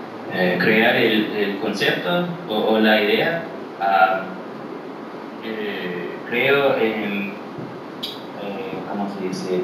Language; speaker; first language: Spanish; early bilingual, heritage; English